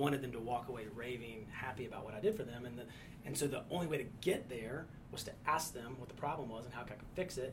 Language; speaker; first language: English; native; English